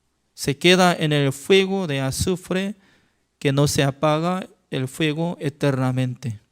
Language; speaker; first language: Spanish; non-native, fluent; Korean